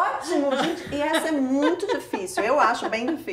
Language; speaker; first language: Portuguese; native; Portuguese